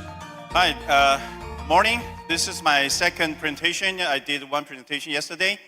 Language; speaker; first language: English; non-native, fluent; Chinese